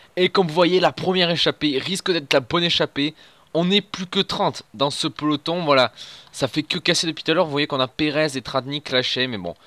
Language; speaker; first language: French; native; French